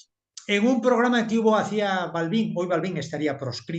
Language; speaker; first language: Spanish; native; Spanish